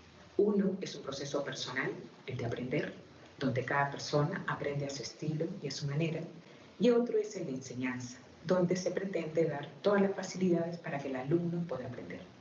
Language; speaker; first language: Spanish; native; Spanish